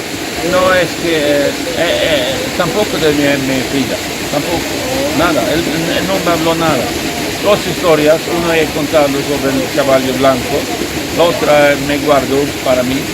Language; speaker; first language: Spanish; non-native, fluent; Swedish